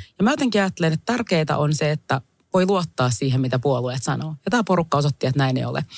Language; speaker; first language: Finnish; native; Finnish